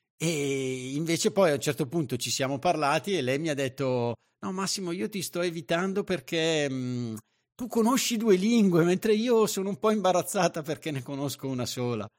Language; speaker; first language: Italian; native; Italian